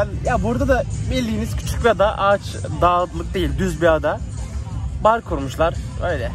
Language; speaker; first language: Turkish; native; Turkish